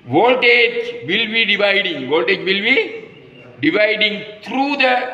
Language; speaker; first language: English; non-native, local second language; Tamil